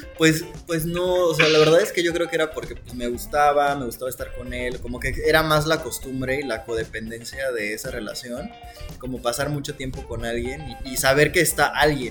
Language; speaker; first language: Spanish; native; Spanish